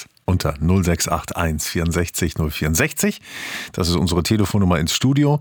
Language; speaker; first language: German; native; German